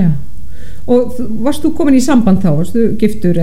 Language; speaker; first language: Icelandic; native; Icelandic